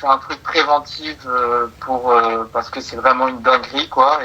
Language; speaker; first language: French; native; French